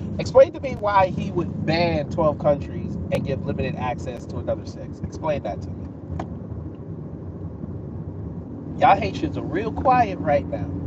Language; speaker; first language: English; native; English